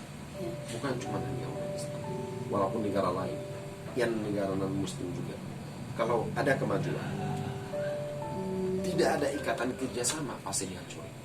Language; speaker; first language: Indonesian; non-native, fluent; Arabic